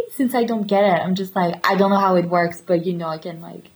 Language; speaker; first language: English; non-native, fluent; French